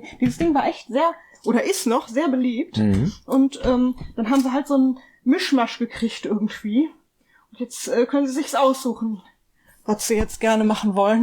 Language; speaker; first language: German; native; German